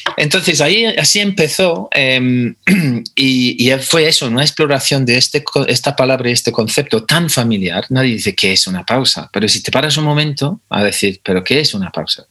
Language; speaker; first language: Spanish; non-native, fluent; English